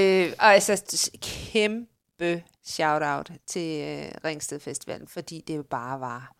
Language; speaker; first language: Danish; native; Danish